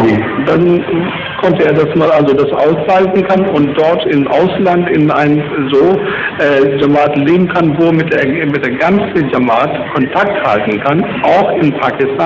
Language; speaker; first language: German; non-native, learner; Urdu